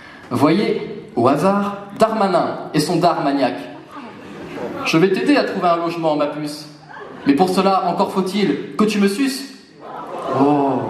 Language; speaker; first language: French; native; French